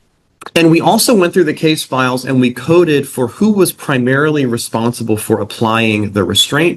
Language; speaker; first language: English; native; English